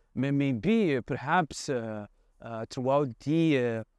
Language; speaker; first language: English; non-native, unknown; Arabic